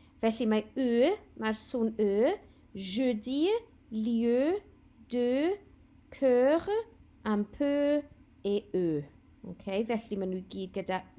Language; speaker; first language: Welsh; non-native, local second language; English